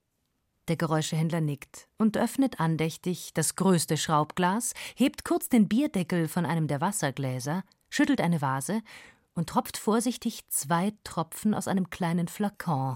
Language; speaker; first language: German; native; German